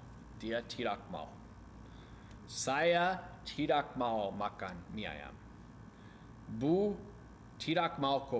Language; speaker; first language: Indonesian; non-native, learner; English